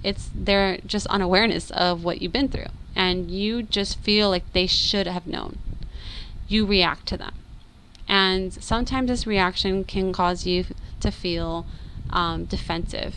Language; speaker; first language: English; native; English